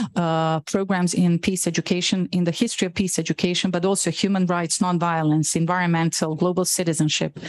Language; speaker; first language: English; non-native, fluent; Bosnian